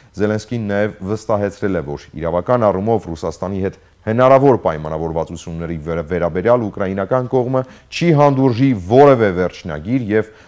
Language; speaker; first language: Armenian; native; Armenian